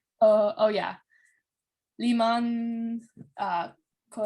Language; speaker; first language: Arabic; non-native, learner; English